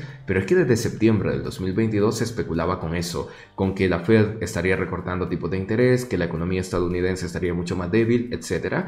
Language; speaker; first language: Spanish; native; Spanish